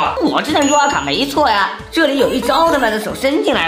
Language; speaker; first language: Chinese; native; Chinese